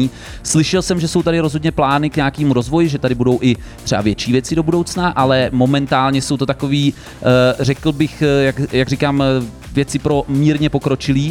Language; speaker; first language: Czech; native; Czech